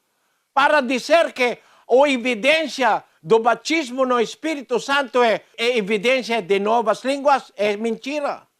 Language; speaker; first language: Portuguese; non-native, learner; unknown